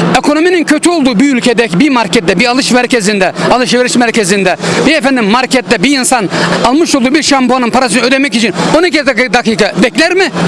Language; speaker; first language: Turkish; native; Turkish